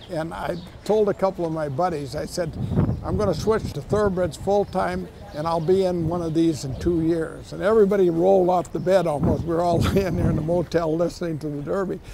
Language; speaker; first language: English; native; English